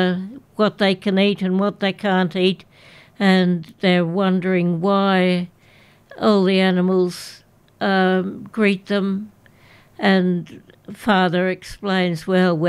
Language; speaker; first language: English; native; English